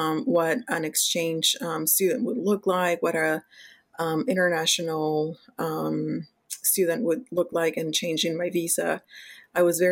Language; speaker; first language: English; non-native, fluent; Spanish